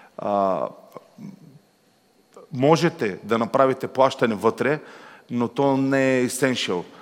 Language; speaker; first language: Bulgarian; native; Bulgarian